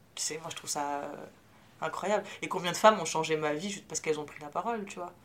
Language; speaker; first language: French; early bilingual, other home language; Arabic